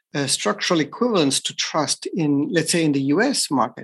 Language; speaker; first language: English; non-native, fluent; French